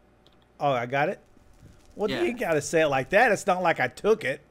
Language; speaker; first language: English; native; English